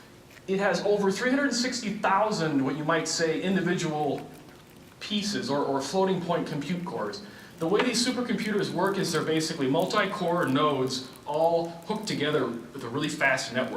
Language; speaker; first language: English; native; English